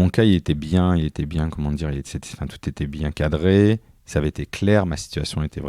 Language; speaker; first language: French; native; French